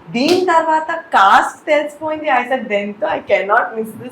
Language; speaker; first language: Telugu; non-native, local second language; Urdu